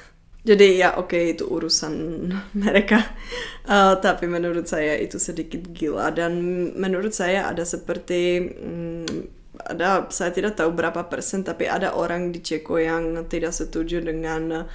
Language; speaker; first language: Indonesian; non-native, fluent; Czech